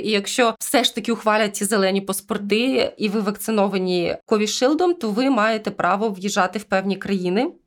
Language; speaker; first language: Ukrainian; native; Ukrainian